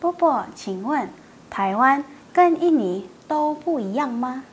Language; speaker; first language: Chinese; non-native, fluent; Indonesian